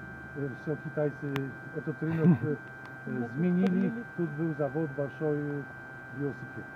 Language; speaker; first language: Russian; non-native, learner; Polish